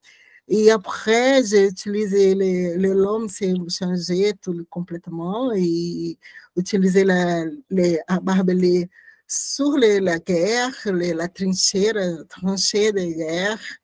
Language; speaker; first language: French; non-native, learner; Portuguese